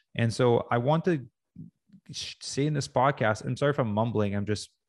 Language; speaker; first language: English; native; English